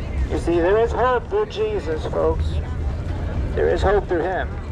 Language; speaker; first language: English; early bilingual, other home language; Spanish